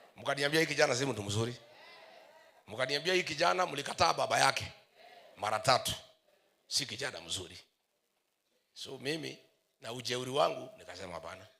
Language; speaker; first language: Swahili; non-native, local second language; Kikuyu